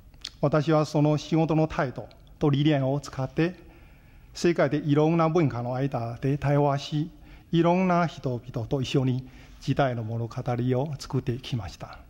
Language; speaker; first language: Japanese; non-native, fluent; Chinese